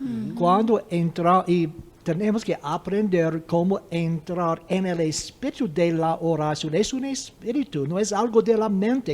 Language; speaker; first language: Spanish; non-native, fluent; English